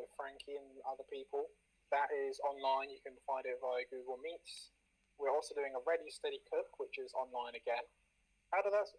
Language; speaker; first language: English; native; English